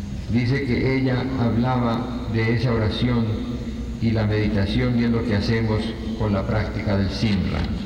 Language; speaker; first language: Spanish; native; Spanish